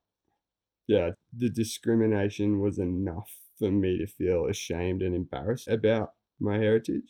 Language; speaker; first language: English; native; English